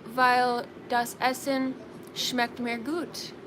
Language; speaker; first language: German; non-native, learner; English